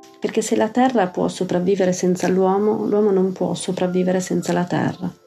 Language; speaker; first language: Italian; native; Italian